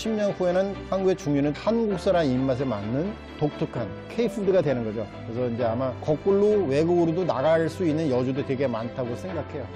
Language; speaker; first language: Korean; native; Korean